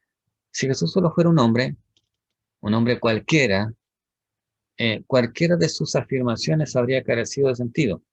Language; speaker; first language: Spanish; native; Spanish